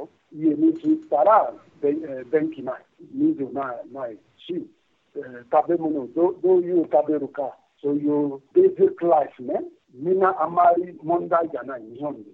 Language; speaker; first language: Japanese; non-native, fluent; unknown